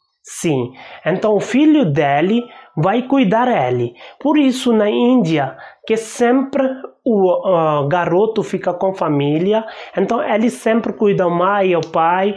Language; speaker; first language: Portuguese; non-native, learner; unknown